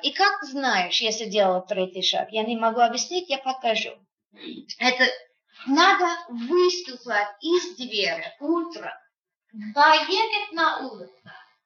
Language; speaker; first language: Russian; non-native, fluent; English